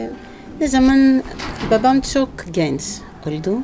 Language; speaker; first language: Turkish; non-native, learner; Greek